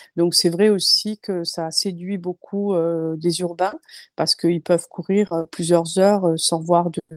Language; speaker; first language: French; native; French